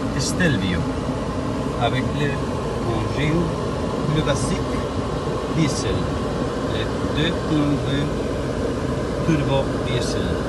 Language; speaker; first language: French; non-native, learner; Spanish